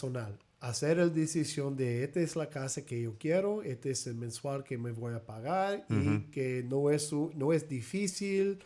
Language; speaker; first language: Spanish; early bilingual, heritage; English